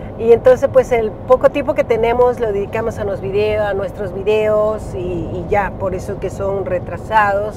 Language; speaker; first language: Spanish; native; Spanish